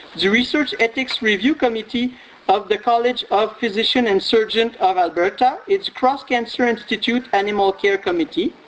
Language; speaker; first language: French; native; French